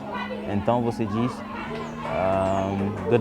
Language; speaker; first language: Portuguese; non-native, learner; Haitian Creole